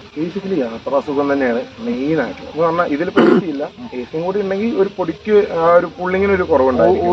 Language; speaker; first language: Malayalam; early bilingual, heritage; Malayalam